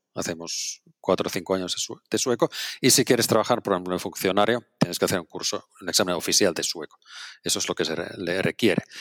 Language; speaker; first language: Spanish; non-native, fluent; Finnish